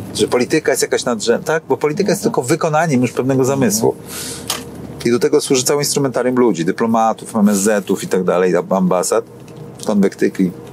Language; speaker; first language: Polish; native; Polish